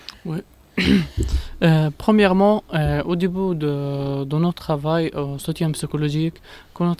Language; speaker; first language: French; non-native, learner; Arabic